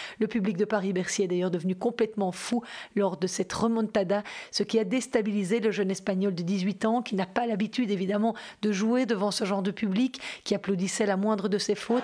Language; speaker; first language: French; native; French